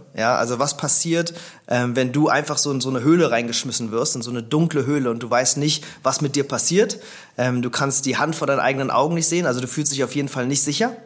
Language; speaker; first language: German; native; German